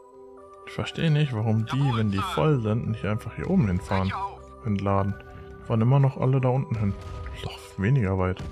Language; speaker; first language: German; native; German